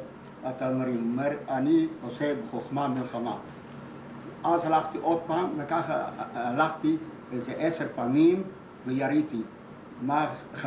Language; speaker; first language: Hebrew; non-native, fluent; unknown